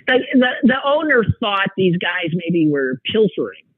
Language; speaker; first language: English; native; English